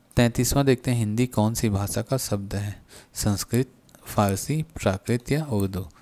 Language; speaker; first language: Hindi; native; Hindi